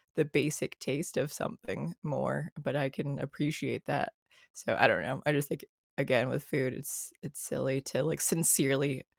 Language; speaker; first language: English; early bilingual, other home language; Filipino